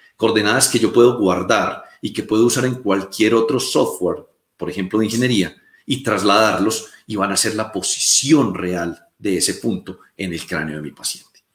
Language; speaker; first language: Spanish; native; Spanish